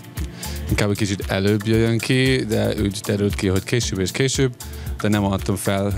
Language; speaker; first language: Hungarian; non-native, fluent; English